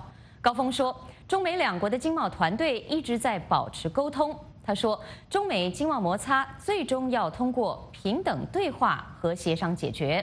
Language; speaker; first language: Chinese; native; Chinese